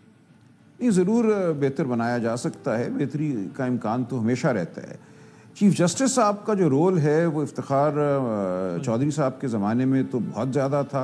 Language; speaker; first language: Urdu; native; Urdu